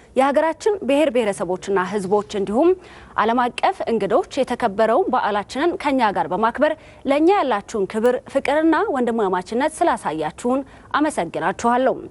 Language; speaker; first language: Amharic; native; Amharic